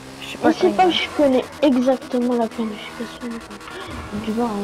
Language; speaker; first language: French; native; French